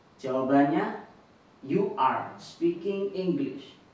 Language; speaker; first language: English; non-native, fluent; Indonesian